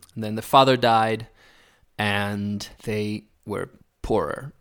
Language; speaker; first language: English; non-native, fluent; Spanish